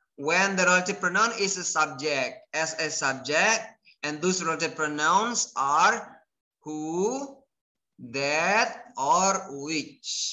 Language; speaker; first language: English; non-native, fluent; Indonesian